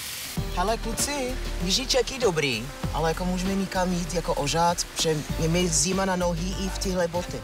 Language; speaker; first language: Czech; non-native, fluent; English